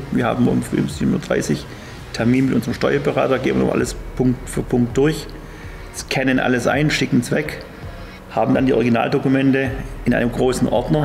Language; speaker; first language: German; native; German